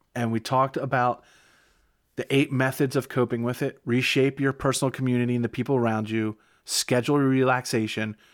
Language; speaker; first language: English; native; English